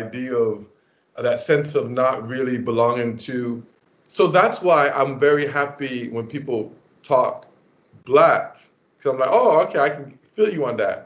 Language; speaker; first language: English; native; English